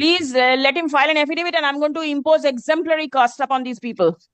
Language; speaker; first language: English; non-native, local second language; Bangla